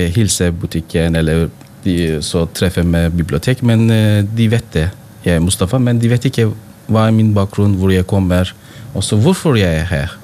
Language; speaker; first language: Norwegian; non-native, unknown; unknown